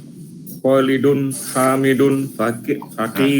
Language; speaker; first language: Arabic; non-native, learner; Indonesian